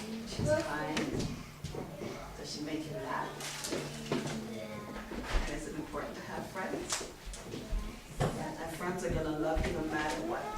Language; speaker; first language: English; early bilingual, other home language; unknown